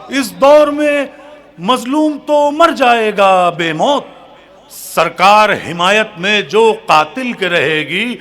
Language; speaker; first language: Urdu; native; Urdu